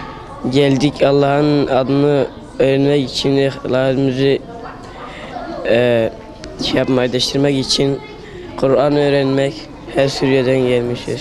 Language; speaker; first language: Turkish; non-native, learner; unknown